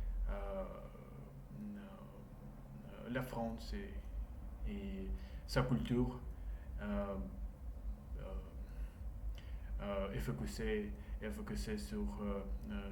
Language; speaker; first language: French; non-native, learner; Russian